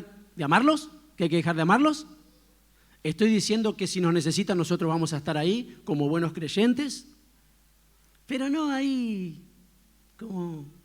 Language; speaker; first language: Spanish; native; Spanish